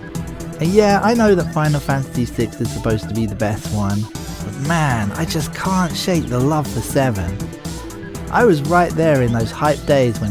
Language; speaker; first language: English; native; English